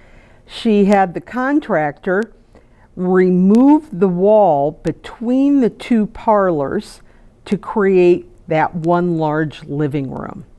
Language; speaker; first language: English; native; English